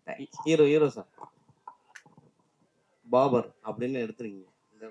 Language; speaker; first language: Tamil; native; Tamil